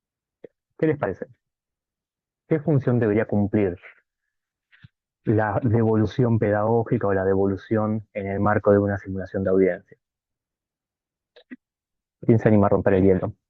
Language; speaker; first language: Spanish; native; Spanish